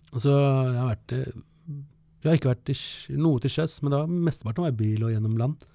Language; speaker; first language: Norwegian; early bilingual, other home language; Kurdish